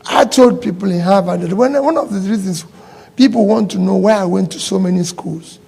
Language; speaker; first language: English; non-native, local second language; Igbo